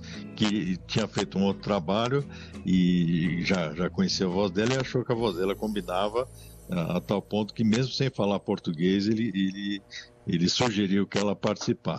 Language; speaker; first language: Portuguese; native; Portuguese